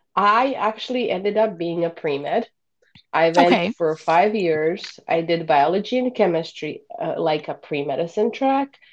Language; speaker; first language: English; non-native, fluent; Bosnian